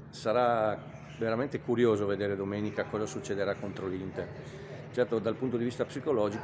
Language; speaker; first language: Italian; native; Italian